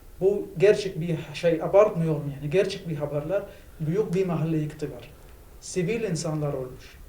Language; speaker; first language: Turkish; non-native, fluent; Arabic